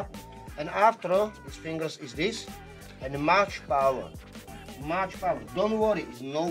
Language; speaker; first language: English; non-native, learner; Slovak